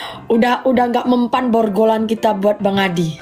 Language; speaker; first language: Indonesian; native; Indonesian